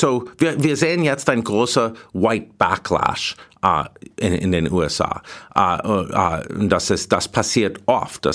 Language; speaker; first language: German; non-native, fluent; English